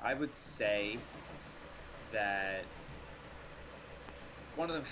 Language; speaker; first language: English; native; English